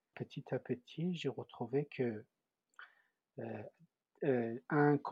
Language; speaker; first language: French; non-native, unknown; Persian